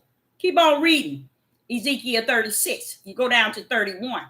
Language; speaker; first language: English; native; English